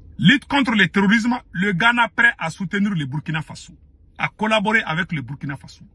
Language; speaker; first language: French; non-native, local second language; Bambara